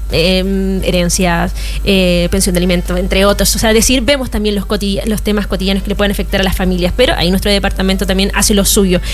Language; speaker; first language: Spanish; native; Spanish